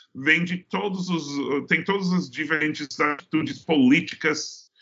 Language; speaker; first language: Portuguese; non-native, fluent; English